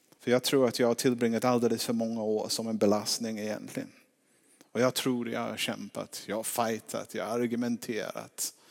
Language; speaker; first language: Swedish; non-native, fluent; English